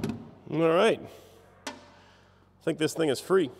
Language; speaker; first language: English; native; English